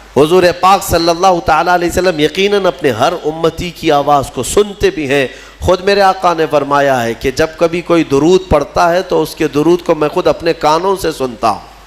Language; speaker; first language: Urdu; native; Urdu